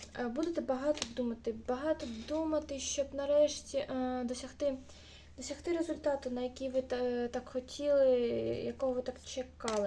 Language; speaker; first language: Ukrainian; native; Ukrainian